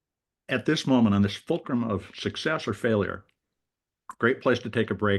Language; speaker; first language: English; native; English